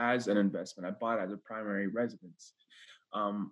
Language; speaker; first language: English; native; English